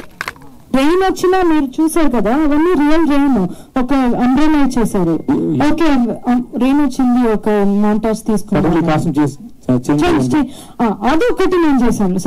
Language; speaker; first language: Telugu; non-native, fluent; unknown